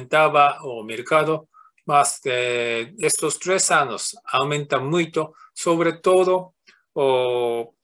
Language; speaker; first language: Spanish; non-native, fluent; Japanese